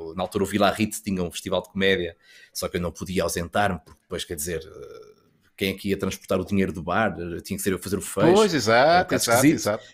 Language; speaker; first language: Portuguese; native; Portuguese